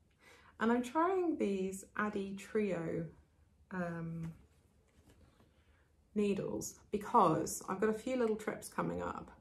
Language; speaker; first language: English; native; English